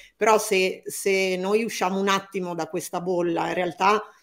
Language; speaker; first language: Italian; native; Italian